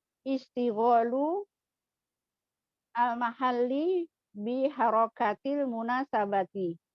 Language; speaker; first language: Arabic; non-native, learner; Indonesian